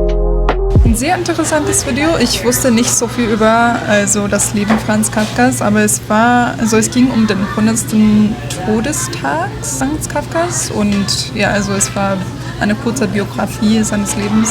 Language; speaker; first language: German; non-native, fluent; English